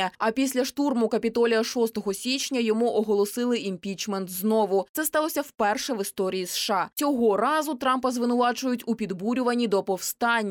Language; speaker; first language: Ukrainian; native; Ukrainian